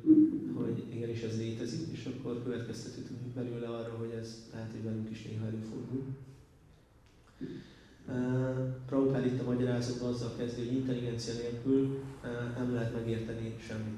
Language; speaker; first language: Hungarian; native; Hungarian